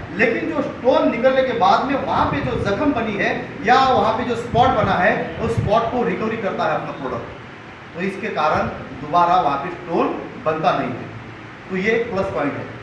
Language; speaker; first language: Hindi; non-native, local second language; Marathi